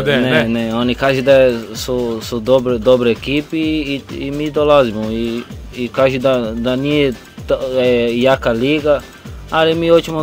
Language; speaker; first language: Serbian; non-native, learner; Portuguese